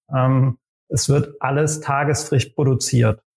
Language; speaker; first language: German; native; German